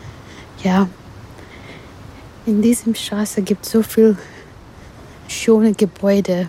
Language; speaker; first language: German; non-native, learner; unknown